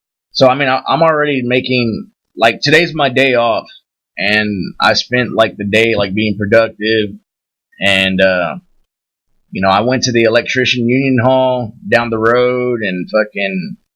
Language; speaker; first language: English; native; English